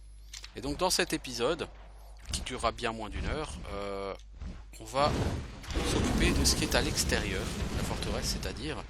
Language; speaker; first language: French; native; French